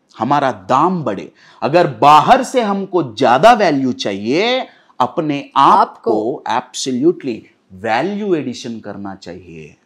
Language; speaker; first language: Hindi; non-native, local second language; Telugu